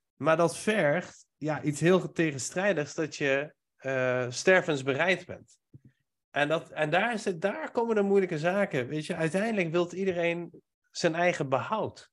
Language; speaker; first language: Dutch; early bilingual, other home language; Persian